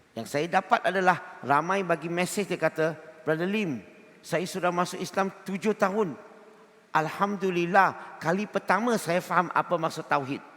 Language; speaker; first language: Malay; non-native, local second language; Chinese